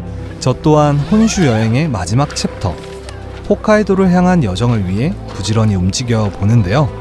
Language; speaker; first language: Korean; native; Korean